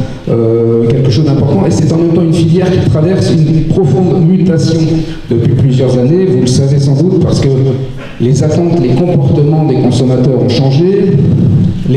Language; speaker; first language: French; native; French